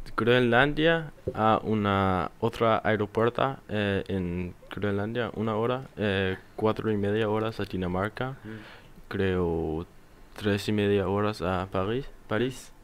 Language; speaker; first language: Spanish; non-native, learner; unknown